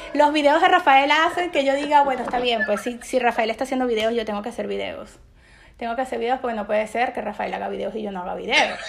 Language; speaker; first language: Spanish; native; Spanish